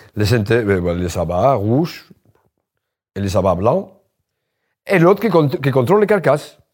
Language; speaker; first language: French; non-native, fluent; Spanish